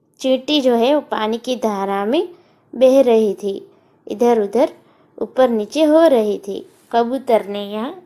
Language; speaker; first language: Hindi; non-native, local second language; Gujarati